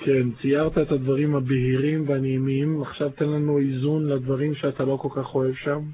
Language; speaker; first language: Hebrew; native; Hebrew